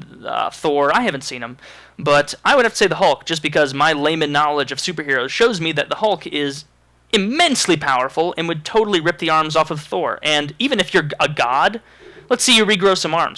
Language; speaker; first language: English; native; English